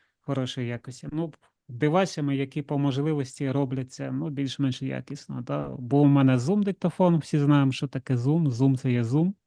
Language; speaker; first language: Ukrainian; non-native, local second language; Russian